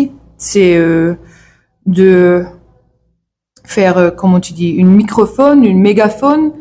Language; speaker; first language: French; non-native, learner; English